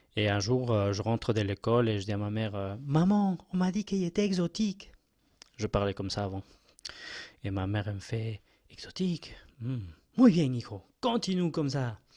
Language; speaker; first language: French; non-native, fluent; Spanish